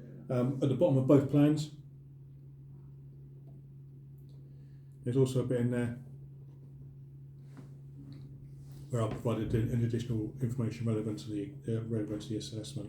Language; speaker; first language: English; native; English